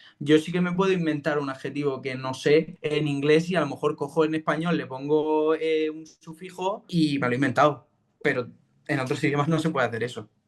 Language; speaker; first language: Spanish; native; Spanish